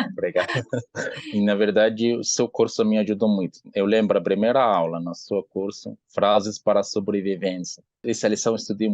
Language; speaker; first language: Portuguese; non-native, learner; Arabic